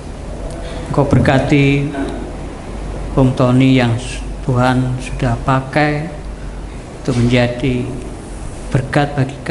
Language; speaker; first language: Indonesian; native; Indonesian